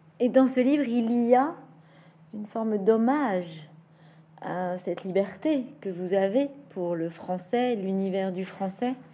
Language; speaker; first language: French; native; French